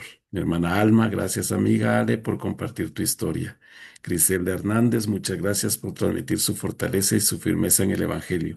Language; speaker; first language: Spanish; native; Spanish